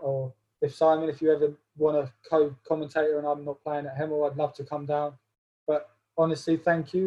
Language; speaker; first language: English; native; English